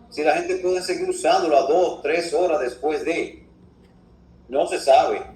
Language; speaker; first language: Spanish; native; Spanish